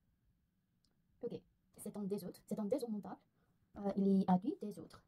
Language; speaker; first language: French; non-native, learner; Korean